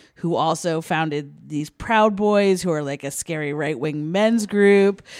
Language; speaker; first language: English; native; English